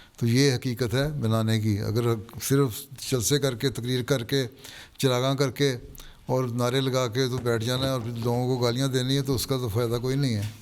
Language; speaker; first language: Urdu; native; Urdu